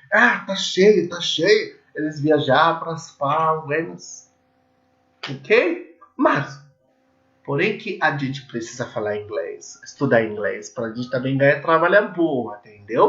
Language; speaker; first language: Portuguese; non-native, learner; English